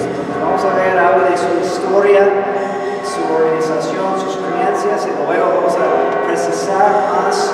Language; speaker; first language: Spanish; non-native, fluent; English